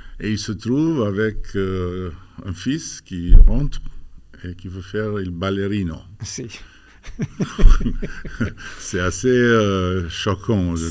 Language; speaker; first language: French; non-native, fluent; Albanian